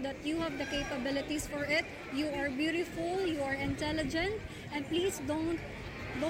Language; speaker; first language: English; non-native, local second language; Cebuano